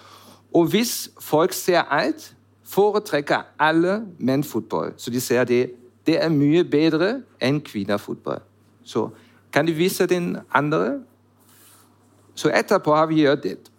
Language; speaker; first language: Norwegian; non-native, learner; German